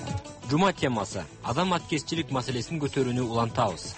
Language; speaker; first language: Kyrgyz; native; Kyrgyz